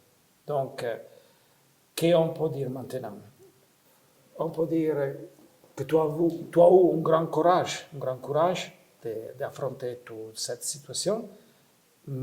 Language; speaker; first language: French; non-native, fluent; Italian